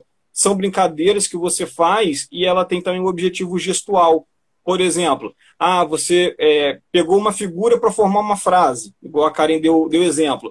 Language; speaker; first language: Portuguese; native; Portuguese